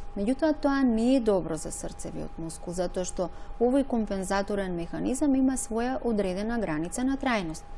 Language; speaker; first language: Macedonian; native; Macedonian